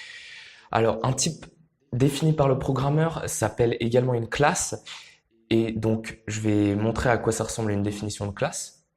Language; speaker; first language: French; native; French